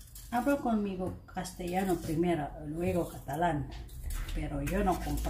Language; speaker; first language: Spanish; non-native, learner; Indonesian